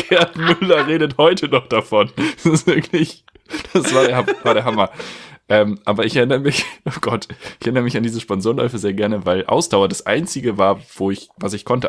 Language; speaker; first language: German; native; German